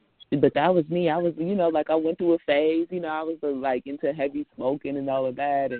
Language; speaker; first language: English; native; English